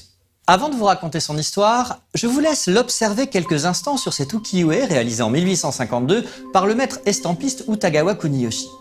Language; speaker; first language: French; native; French